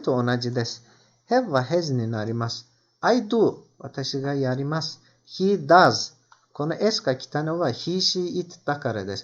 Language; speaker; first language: Japanese; non-native, fluent; Turkish